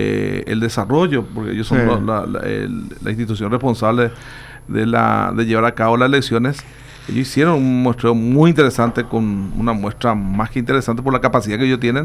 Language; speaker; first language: Spanish; native; Spanish